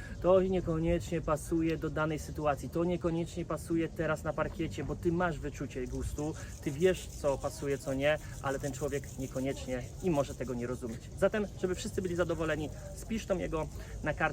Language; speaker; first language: Polish; native; Polish